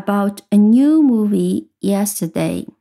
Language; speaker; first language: English; non-native, fluent; Chinese